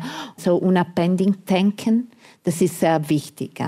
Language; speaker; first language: German; non-native, fluent; Italian